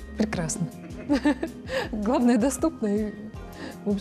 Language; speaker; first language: Russian; native; Russian